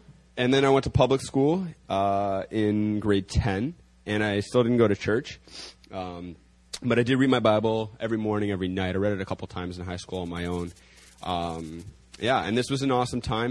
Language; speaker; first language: English; native; English